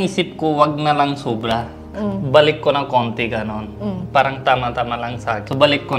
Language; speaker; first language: Filipino; non-native, learner; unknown